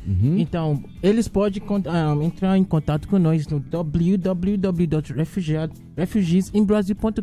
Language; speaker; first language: Portuguese; non-native, fluent; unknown